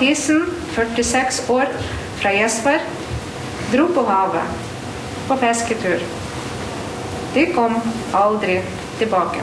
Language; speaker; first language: Norwegian; non-native, fluent; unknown